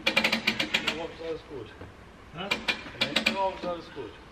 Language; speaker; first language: German; native; German